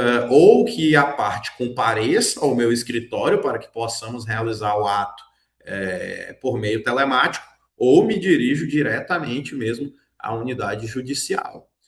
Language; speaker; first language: Portuguese; native; Portuguese